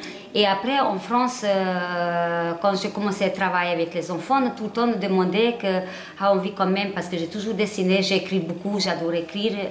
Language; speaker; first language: French; non-native, learner; Hungarian